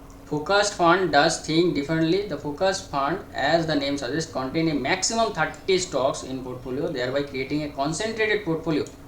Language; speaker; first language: English; non-native, local second language; Bangla